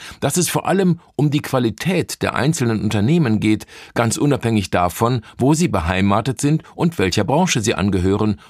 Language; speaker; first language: German; native; German